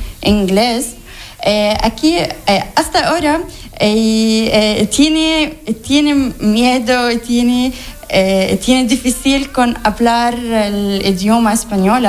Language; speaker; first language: Spanish; non-native, learner; Arabic